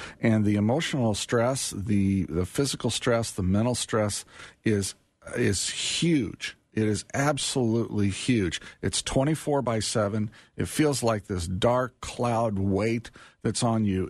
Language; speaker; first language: English; native; English